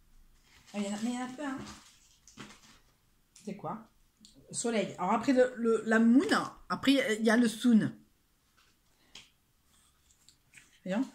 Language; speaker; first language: French; native; French